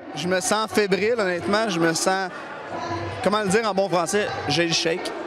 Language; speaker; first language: French; native; French